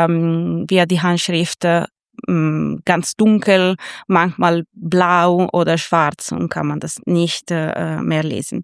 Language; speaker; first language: German; non-native, fluent; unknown